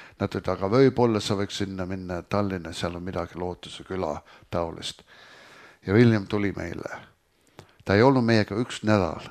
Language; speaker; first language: Estonian; early bilingual, heritage; Estonian